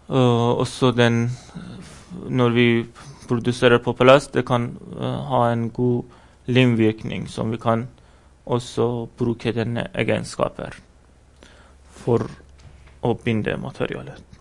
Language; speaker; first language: Norwegian; non-native, fluent; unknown